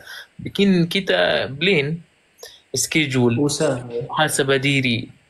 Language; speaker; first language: Indonesian; non-native, fluent; Arabic